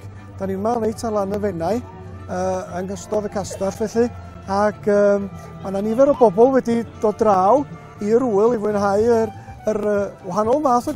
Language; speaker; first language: Welsh; native; Welsh